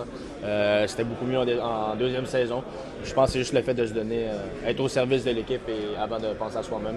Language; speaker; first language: French; native; French